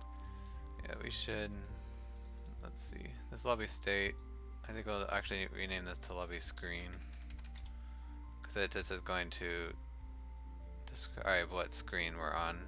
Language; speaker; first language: English; native; English